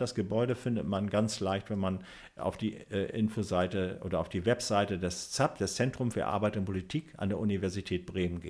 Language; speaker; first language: German; native; German